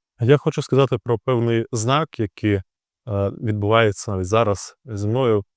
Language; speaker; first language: Ukrainian; native; Ukrainian